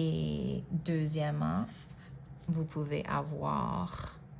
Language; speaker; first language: French; non-native, fluent; English